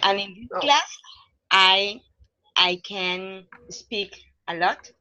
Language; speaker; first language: English; non-native, learner; Spanish